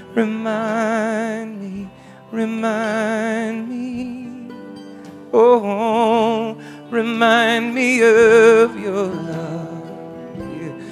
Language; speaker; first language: English; native; English